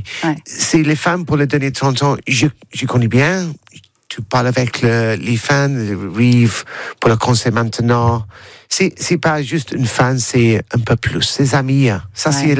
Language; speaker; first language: French; non-native, learner; English